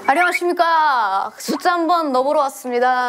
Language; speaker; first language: Korean; native; Korean